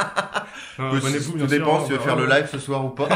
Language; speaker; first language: French; native; French